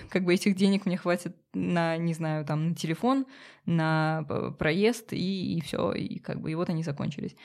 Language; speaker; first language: Russian; native; Russian